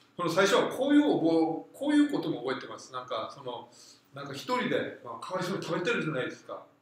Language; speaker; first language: Japanese; non-native, fluent; Korean